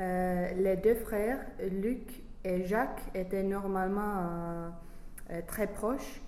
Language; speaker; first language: French; non-native, fluent; English